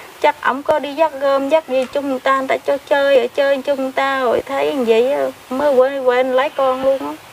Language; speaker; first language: Vietnamese; non-native, local second language; Khmer